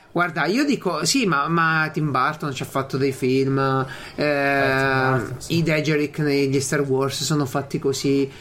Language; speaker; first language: Italian; native; Italian